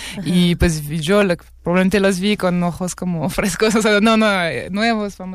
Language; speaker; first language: Spanish; non-native, fluent; French